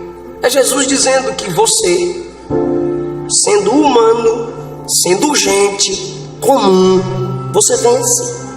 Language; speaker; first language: Portuguese; native; Portuguese